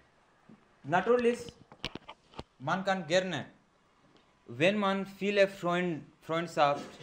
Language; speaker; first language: German; non-native, learner; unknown